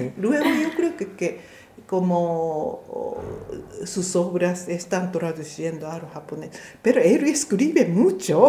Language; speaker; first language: Spanish; non-native, fluent; Japanese